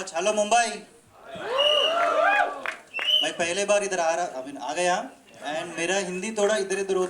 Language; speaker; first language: Hindi; non-native, local second language; Telugu